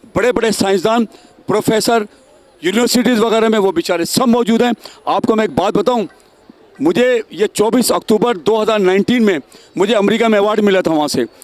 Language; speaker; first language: Urdu; native; Urdu